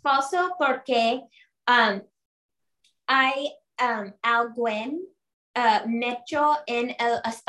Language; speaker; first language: Spanish; non-native, learner; English